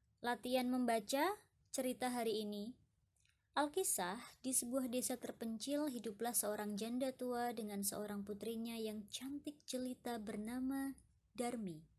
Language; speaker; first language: Indonesian; native; Indonesian